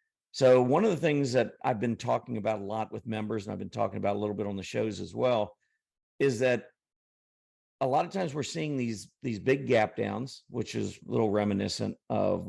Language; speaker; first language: English; native; English